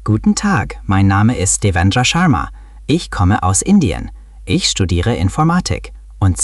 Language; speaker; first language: German; non-native, learner; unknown